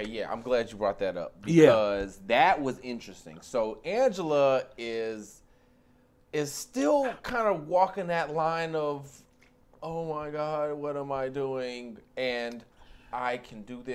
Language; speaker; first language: English; native; English